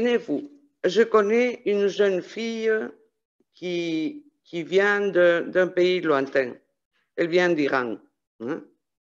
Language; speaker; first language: French; non-native, fluent; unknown